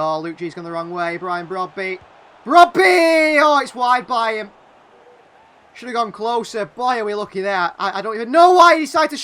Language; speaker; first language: English; native; English